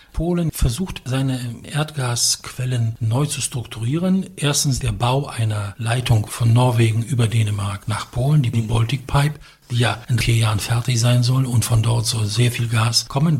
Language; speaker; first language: German; non-native, fluent; Polish